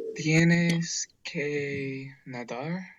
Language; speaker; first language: Spanish; non-native, learner; English